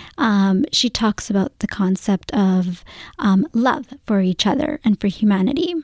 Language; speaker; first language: English; early bilingual, other home language; Gujarati